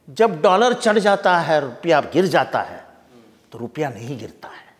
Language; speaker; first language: Hindi; non-native, local second language; Marathi